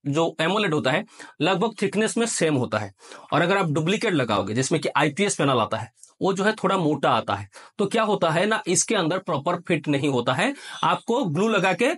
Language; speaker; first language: Hindi; non-native, local second language; Odia